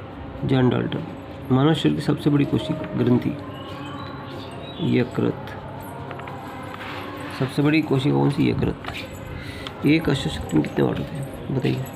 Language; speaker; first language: Hindi; native; Hindi